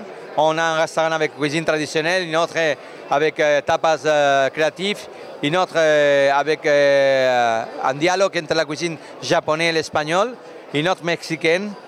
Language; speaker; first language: French; non-native, learner; Spanish